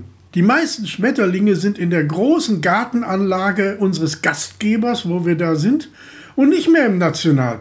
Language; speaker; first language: German; native; German